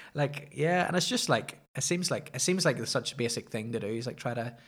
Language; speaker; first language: English; native; English